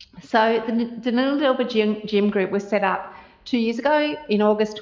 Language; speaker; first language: English; native; English